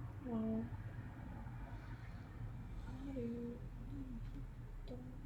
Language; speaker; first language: Japanese; non-native, learner; English